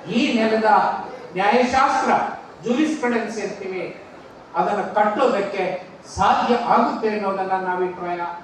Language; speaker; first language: Kannada; non-native, local second language; Telugu